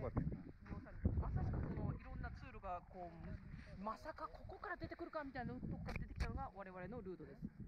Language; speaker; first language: Japanese; native; Japanese